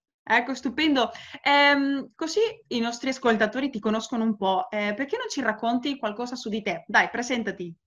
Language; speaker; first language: Italian; non-native, fluent; Spanish